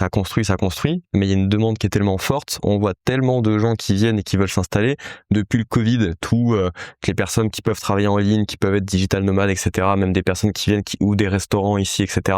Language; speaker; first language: French; native; French